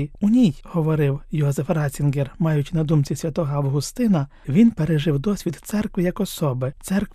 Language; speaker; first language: Ukrainian; native; Ukrainian